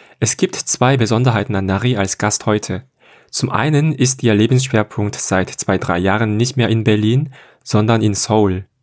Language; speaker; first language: German; non-native, fluent; Korean